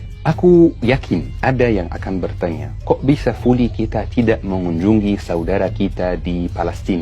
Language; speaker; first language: Indonesian; non-native, fluent; Arabic